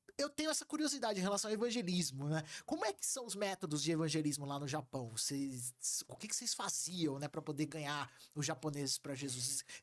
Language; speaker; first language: Portuguese; native; Portuguese